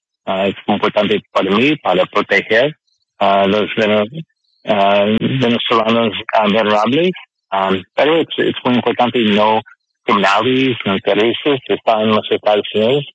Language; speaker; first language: Spanish; non-native, learner; English